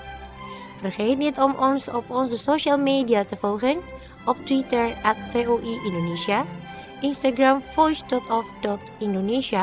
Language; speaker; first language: Dutch; non-native, fluent; Indonesian